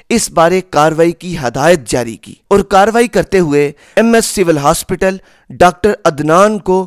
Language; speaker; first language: Urdu; non-native, local second language; Punjabi